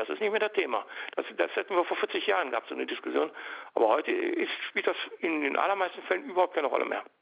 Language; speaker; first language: German; native; German